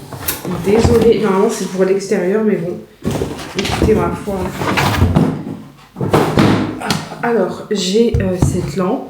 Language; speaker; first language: French; native; French